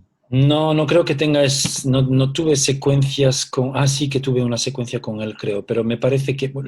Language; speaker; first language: Spanish; early bilingual, heritage; Spanish